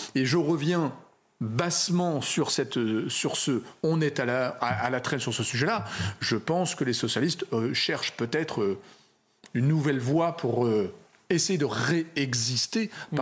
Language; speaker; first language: French; native; French